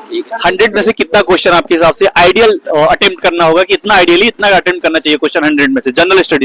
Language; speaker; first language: Hindi; native; Hindi